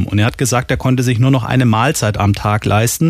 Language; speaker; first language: German; native; German